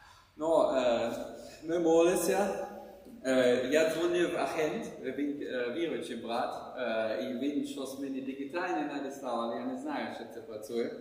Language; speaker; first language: Ukrainian; non-native, learner; German